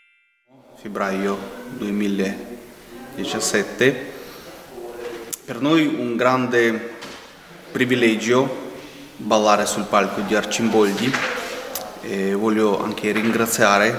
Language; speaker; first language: Italian; non-native, fluent; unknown